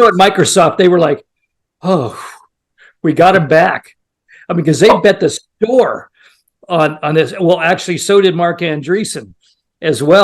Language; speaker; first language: English; native; English